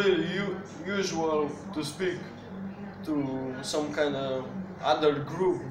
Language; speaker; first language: English; non-native, fluent; Slovenian